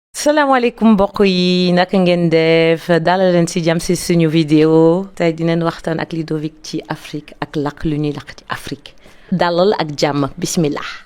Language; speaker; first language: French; non-native, local second language; Lingala